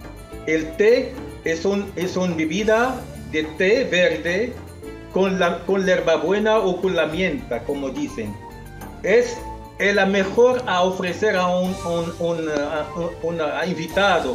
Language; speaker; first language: Spanish; non-native, fluent; Arabic